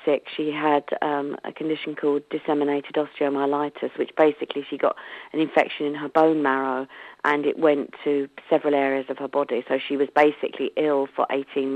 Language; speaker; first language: English; native; English